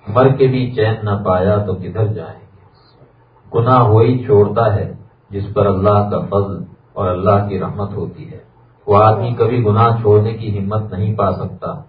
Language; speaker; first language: Urdu; native; Urdu